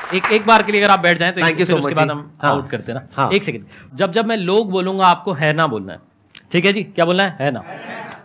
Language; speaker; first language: Hindi; native; Hindi